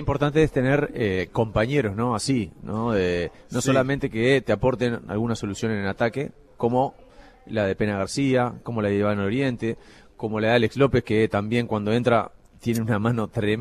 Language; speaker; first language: Spanish; native; Spanish